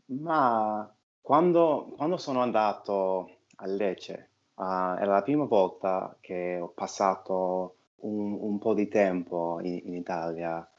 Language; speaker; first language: Italian; non-native, fluent; English